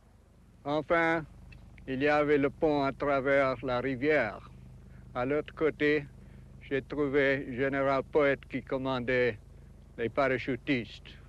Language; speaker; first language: French; non-native, fluent; English